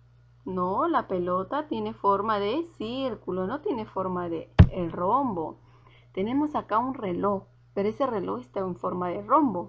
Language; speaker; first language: Spanish; native; Spanish